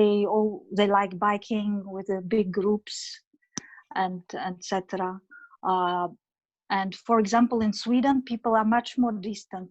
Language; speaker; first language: English; non-native, fluent; Russian